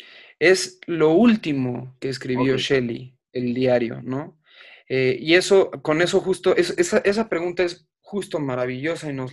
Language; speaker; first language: Spanish; native; Spanish